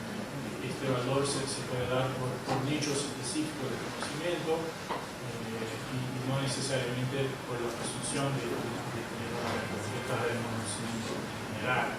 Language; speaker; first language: Spanish; non-native, fluent; Portuguese